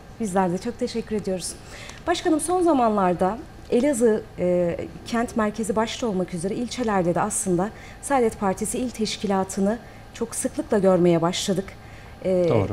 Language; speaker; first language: Turkish; native; Turkish